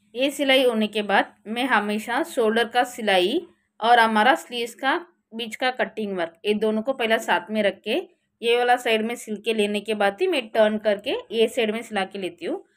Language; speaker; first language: Hindi; non-native, local second language; Marathi